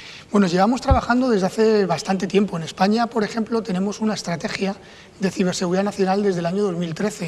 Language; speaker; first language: Spanish; native; Spanish